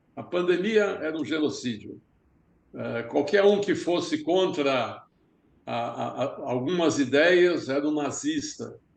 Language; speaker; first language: Portuguese; early bilingual, other home language; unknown